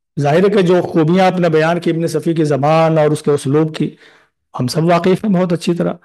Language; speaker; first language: Urdu; native; Urdu